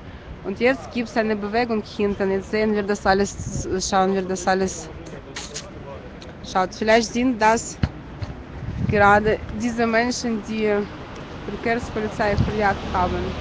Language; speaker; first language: German; non-native, fluent; Ukrainian